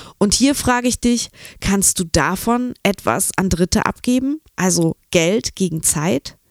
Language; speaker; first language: German; native; German